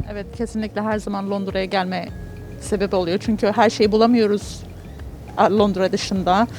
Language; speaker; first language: Turkish; native; Turkish